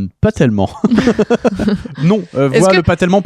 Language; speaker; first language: French; native; French